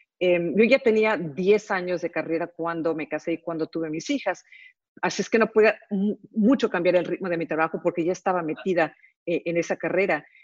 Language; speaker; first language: Spanish; early bilingual, heritage; Spanish